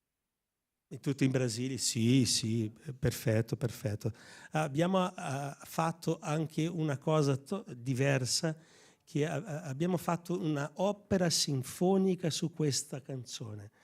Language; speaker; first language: Italian; non-native, fluent; Portuguese